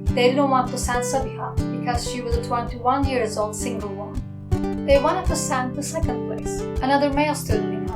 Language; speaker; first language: English; non-native, fluent; Turkish